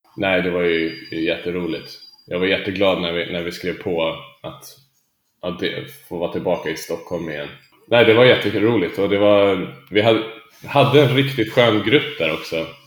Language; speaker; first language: Swedish; native; Swedish